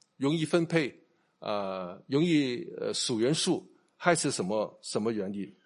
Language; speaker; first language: Chinese; non-native, local second language; Cantonese